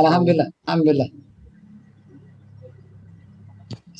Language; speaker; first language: Indonesian; native; Indonesian